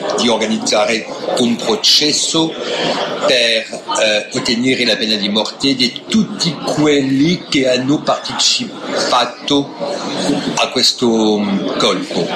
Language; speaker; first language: Italian; non-native, fluent; French